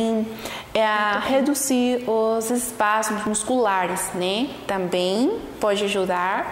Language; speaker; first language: Portuguese; non-native, learner; Spanish